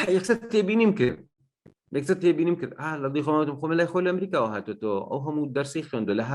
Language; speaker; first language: Central Kurdish; non-native, local second language; Gurani